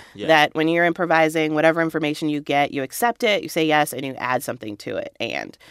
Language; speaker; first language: English; native; English